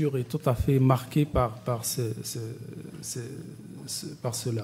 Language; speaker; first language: French; non-native, local second language; Arabic